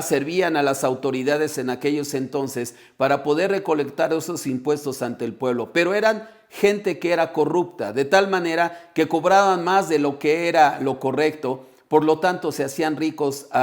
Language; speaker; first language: Spanish; native; Spanish